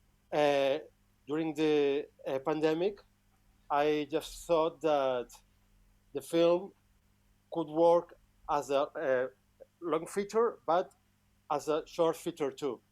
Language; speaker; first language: English; non-native, fluent; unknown